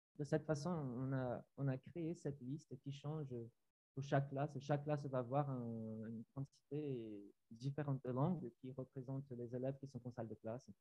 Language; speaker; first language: French; non-native, fluent; Portuguese